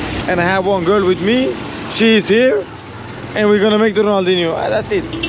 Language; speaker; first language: English; non-native, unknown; Swedish